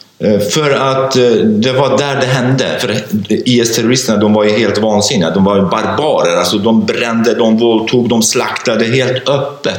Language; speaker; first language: Swedish; non-native, fluent; Kurdish